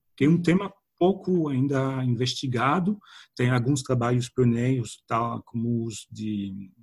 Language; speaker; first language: Portuguese; non-native, fluent; French